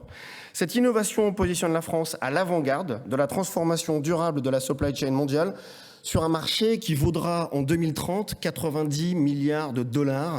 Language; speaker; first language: French; native; French